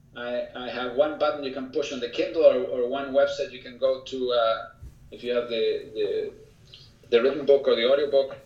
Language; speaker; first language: English; early bilingual, other home language; Spanish